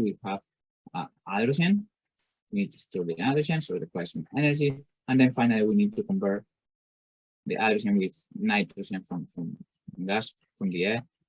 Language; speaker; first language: English; non-native, fluent; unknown